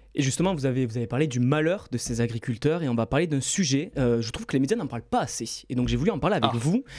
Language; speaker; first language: French; native; French